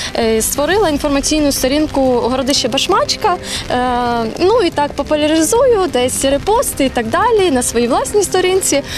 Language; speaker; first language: Ukrainian; native; Ukrainian